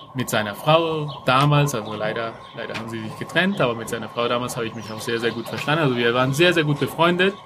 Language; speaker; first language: German; non-native, fluent; Spanish